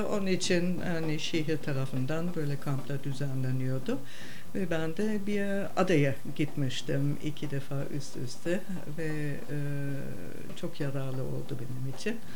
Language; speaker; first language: Turkish; non-native, fluent; German